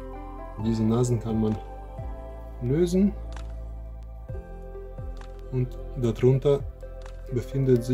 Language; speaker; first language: German; non-native, fluent; Russian